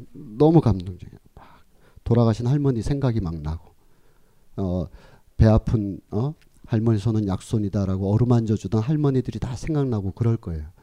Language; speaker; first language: Korean; native; Korean